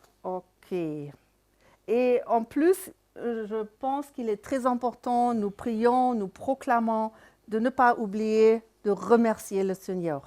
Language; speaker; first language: French; non-native, fluent; German